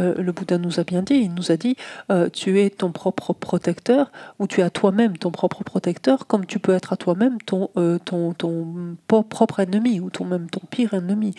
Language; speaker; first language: French; native; French